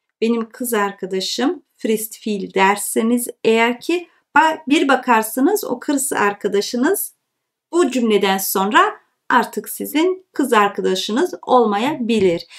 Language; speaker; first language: Turkish; early bilingual, heritage; Turkish